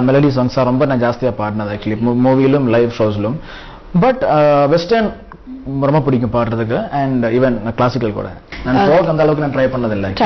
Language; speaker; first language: Tamil; non-native, local second language; Malayalam